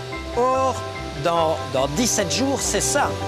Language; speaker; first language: French; native; French